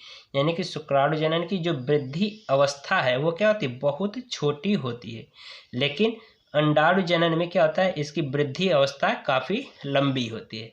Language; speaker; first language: Hindi; native; Hindi